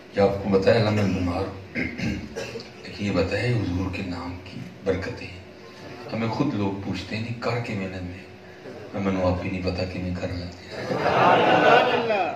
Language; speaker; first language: Urdu; non-native, local second language; Punjabi